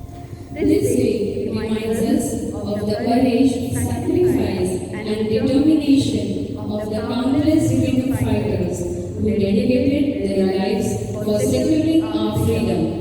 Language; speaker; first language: English; non-native, local second language; Marathi